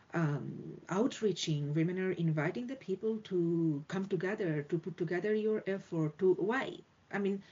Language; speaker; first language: English; non-native, local second language; Bangla